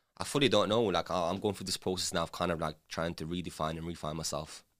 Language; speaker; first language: English; non-native, local second language; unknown